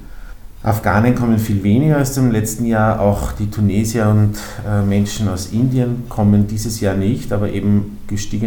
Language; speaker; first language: German; native; German